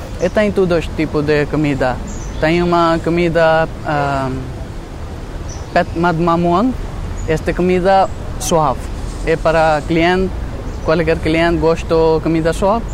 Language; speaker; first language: Portuguese; non-native, learner; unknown